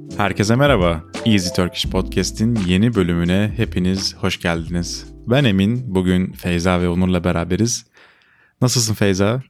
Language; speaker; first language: Turkish; native; Turkish